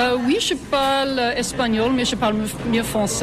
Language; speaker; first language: French; non-native, fluent; English